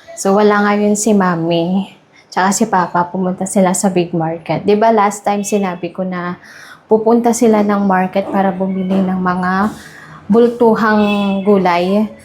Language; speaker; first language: Filipino; non-native, local second language; Iloko